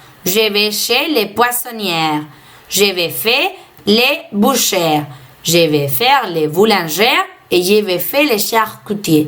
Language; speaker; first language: French; non-native, fluent; Spanish